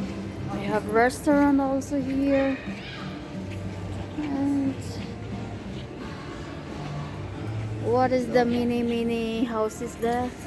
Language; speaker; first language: English; non-native, fluent; Filipino